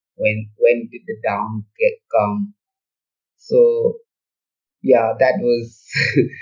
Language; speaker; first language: English; non-native, local second language; Manipuri